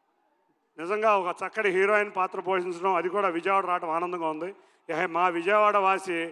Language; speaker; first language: Telugu; native; Telugu